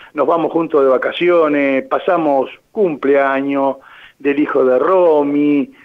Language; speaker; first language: Spanish; native; Spanish